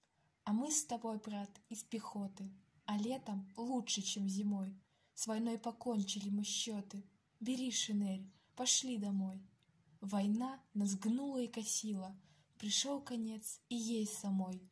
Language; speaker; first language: Russian; native; Russian